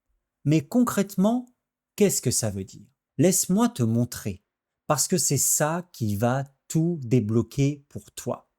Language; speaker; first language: French; native; French